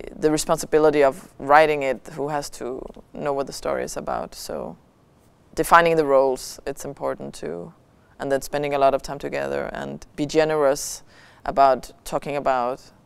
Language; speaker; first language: English; non-native, fluent; Danish